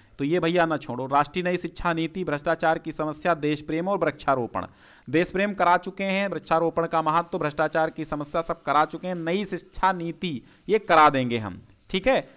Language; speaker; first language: Hindi; native; Hindi